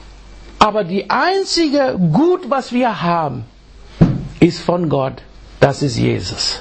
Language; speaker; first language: German; non-native, fluent; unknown